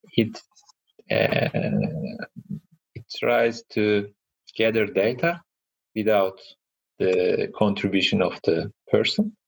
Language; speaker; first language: English; non-native, fluent; Turkish